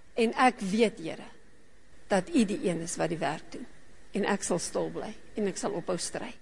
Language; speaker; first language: Afrikaans; native; Afrikaans